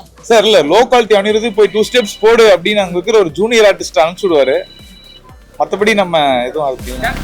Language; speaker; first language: Tamil; native; Tamil